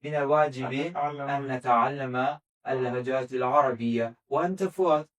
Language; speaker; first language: Arabic; non-native, fluent; Azerbaijani